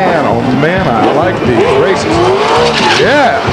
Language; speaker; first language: English; native; English